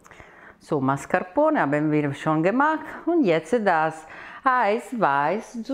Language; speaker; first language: German; non-native, fluent; Italian